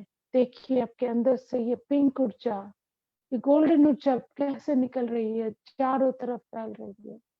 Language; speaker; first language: Hindi; non-native, local second language; Bangla